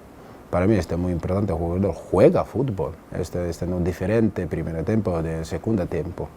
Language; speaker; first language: Spanish; non-native, learner; English